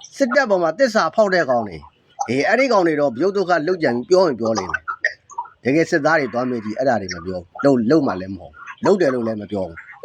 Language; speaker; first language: Burmese; native; Burmese